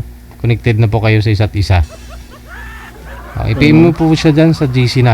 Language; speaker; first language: Filipino; native; Filipino